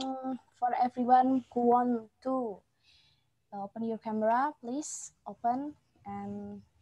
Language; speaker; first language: English; non-native, fluent; Indonesian